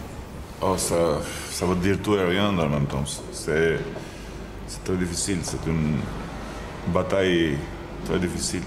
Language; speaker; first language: French; non-native, fluent; Albanian